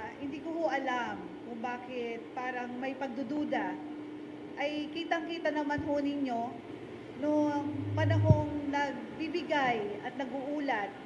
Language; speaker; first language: Filipino; native; Filipino